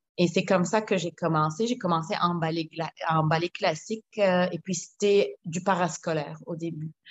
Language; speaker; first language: French; non-native, local second language; Arabic